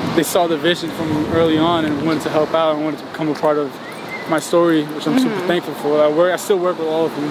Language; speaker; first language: English; non-native, fluent; Norwegian